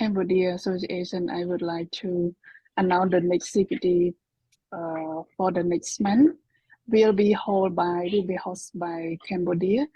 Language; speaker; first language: English; non-native, learner; Khmer